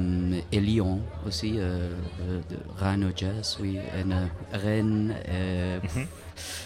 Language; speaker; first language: French; non-native, learner; Dutch